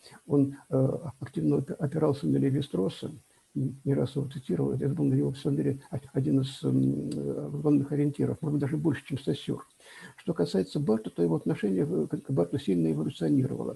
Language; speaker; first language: Russian; native; Russian